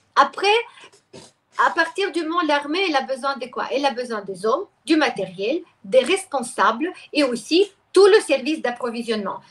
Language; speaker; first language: French; non-native, fluent; Russian